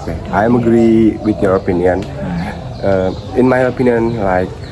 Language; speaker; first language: English; non-native, learner; Indonesian